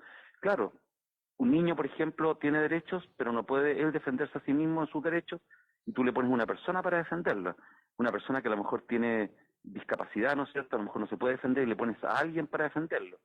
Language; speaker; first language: Spanish; native; Spanish